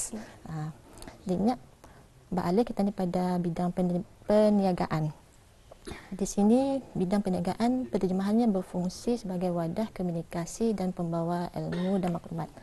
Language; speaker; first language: Malay; non-native, local second language; Iban